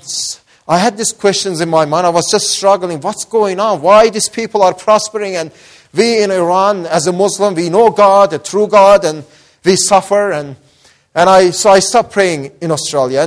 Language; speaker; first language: English; non-native, fluent; Persian